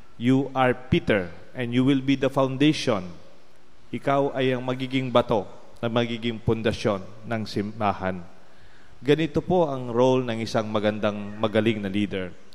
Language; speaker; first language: Filipino; non-native, local second language; Pampanga